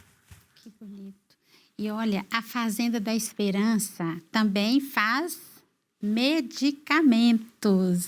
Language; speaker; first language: Portuguese; native; Portuguese